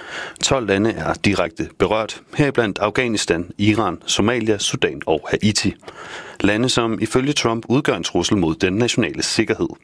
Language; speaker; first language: Danish; native; Danish